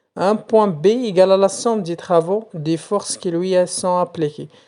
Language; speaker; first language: French; non-native, local second language; Arabic